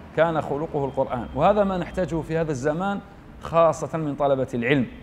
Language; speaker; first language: Arabic; native; Arabic